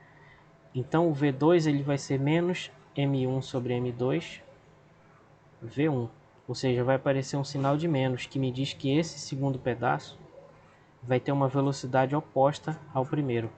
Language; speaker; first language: Portuguese; native; Portuguese